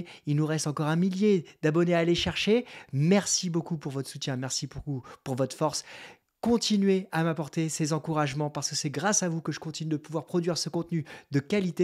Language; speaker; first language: French; native; French